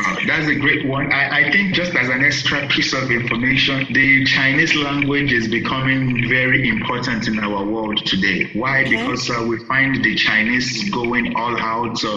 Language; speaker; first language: English; non-native, local second language; Yoruba